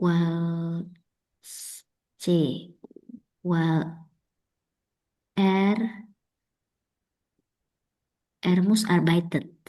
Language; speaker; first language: German; non-native, learner; Indonesian